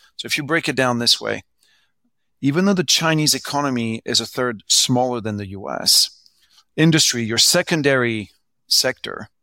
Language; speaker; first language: English; non-native, fluent; French